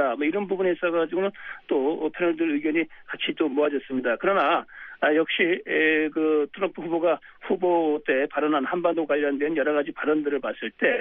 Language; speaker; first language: Korean; native; Korean